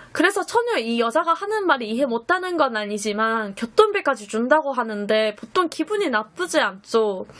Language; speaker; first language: Korean; non-native, fluent; Japanese